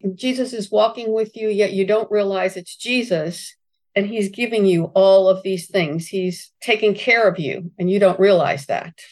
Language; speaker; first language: English; native; English